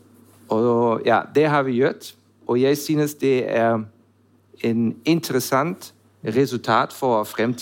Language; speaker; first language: Norwegian; non-native, learner; German